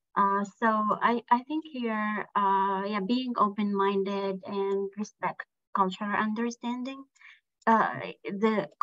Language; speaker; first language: English; non-native, fluent; Arabic